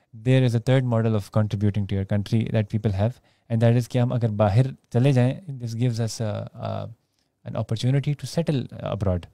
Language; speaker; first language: English; non-native, local second language; Pashto